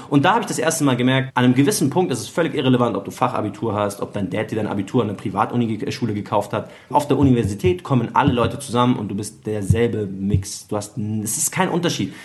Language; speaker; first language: German; early bilingual, other home language; Arabic